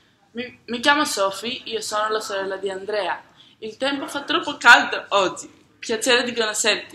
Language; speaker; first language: Italian; non-native, learner; English